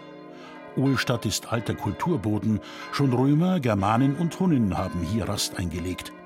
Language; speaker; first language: German; native; German